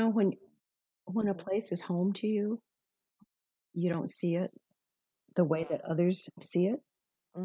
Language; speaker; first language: English; native; English